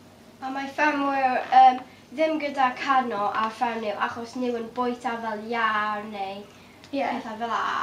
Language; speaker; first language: Welsh; non-native, local second language; English